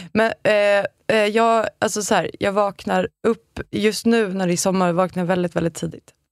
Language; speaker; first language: Swedish; native; Swedish